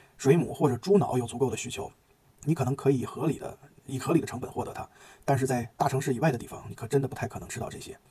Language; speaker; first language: Chinese; native; Chinese